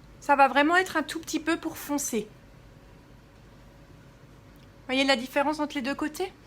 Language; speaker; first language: French; native; French